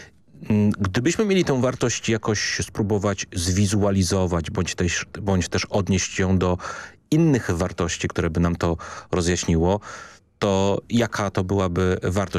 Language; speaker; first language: Polish; native; Polish